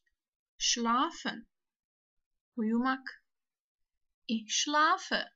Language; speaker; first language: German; non-native, fluent; Turkish